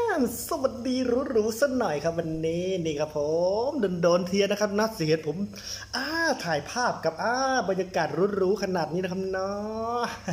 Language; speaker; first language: Thai; native; Thai